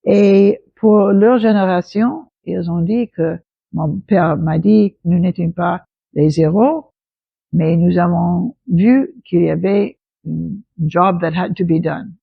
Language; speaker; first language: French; non-native, local second language; English